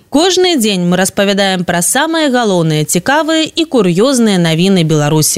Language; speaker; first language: Belarusian; non-native, local second language; Russian